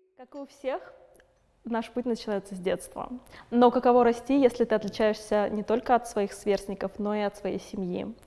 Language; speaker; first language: Russian; native; Russian